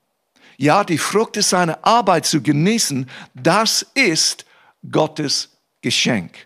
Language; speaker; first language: German; non-native, fluent; English